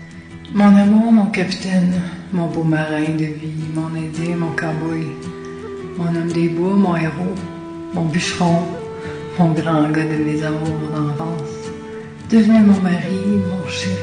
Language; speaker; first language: French; native; French